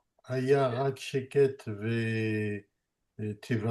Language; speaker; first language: Hebrew; non-native, learner; French